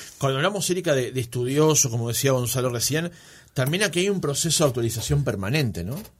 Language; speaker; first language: Spanish; native; Spanish